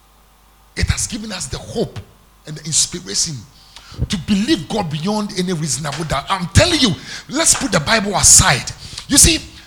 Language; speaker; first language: English; non-native, local second language; Akan